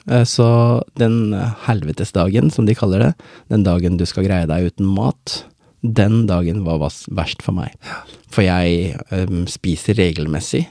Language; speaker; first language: Norwegian; early bilingual, other home language; Tamil